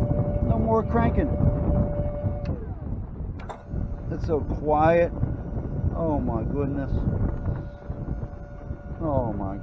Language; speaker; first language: English; native; English